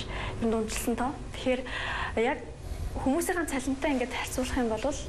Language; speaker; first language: Mongolian; native; Mongolian